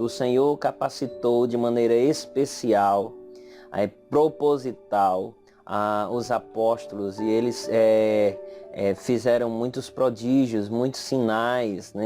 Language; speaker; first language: Portuguese; native; Portuguese